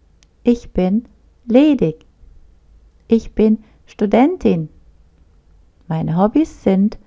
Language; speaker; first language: German; non-native, fluent; Turkish